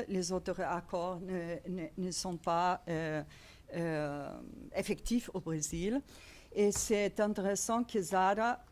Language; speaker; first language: French; non-native, fluent; Portuguese